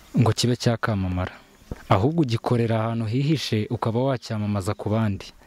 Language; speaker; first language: Kinyarwanda; early bilingual, heritage; Kinyarwanda